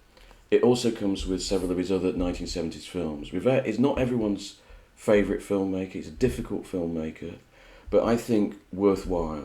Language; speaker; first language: English; native; English